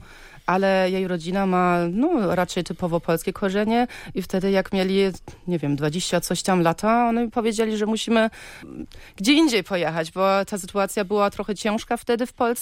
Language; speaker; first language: Polish; early bilingual, heritage; Polish